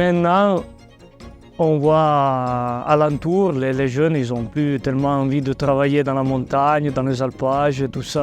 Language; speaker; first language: French; non-native, local second language; Italian